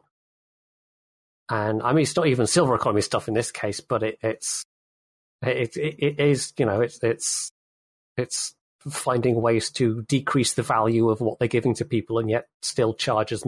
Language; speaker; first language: English; native; English